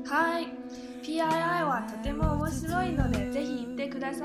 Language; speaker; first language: Japanese; non-native, learner; Chinese